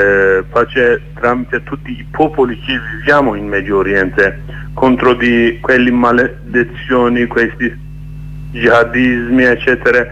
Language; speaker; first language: Italian; non-native, learner; Kurdish